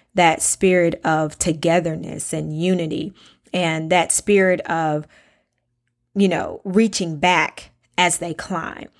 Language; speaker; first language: English; native; English